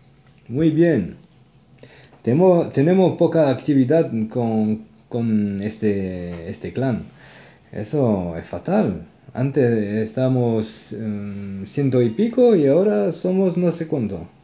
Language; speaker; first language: Spanish; non-native, learner; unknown